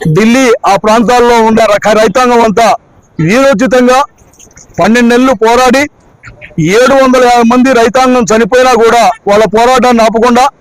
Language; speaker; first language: Telugu; native; Telugu